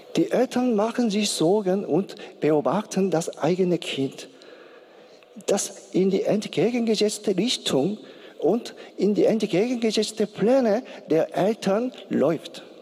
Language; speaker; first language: German; non-native, learner; Korean